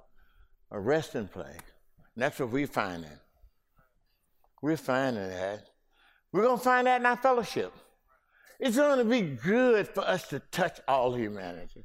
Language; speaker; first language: English; early bilingual, other home language; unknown